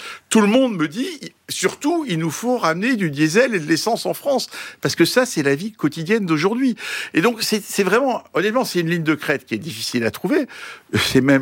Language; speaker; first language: French; native; French